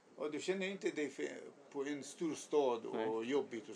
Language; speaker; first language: Swedish; non-native, learner; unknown